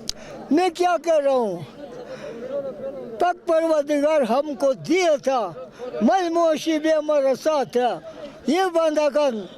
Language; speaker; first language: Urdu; non-native, local second language; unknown